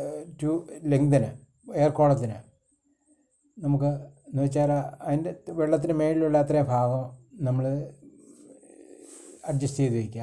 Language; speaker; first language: Malayalam; native; Malayalam